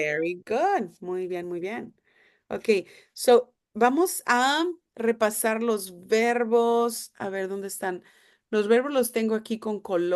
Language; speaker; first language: Spanish; non-native, fluent; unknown